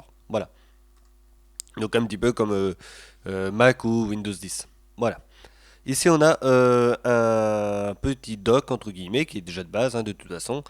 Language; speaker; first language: French; native; French